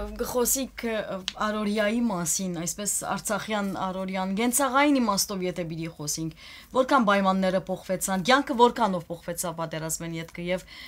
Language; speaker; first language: Armenian; early bilingual, heritage; Armenian